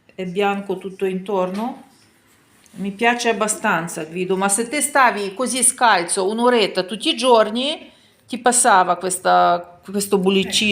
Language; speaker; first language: Italian; non-native, fluent; Ukrainian